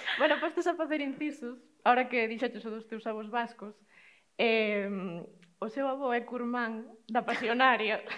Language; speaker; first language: Galician; native; Galician